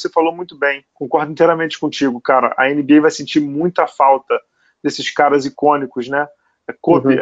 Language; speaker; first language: Portuguese; native; Portuguese